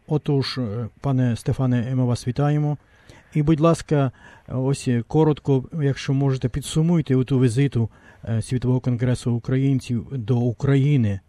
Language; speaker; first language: Ukrainian; native; Ukrainian